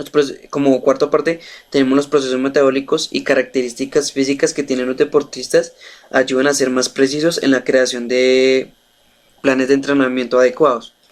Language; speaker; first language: Spanish; native; Spanish